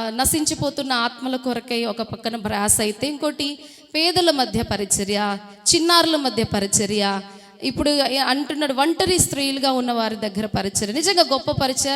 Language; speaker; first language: Telugu; non-native, fluent; Hindi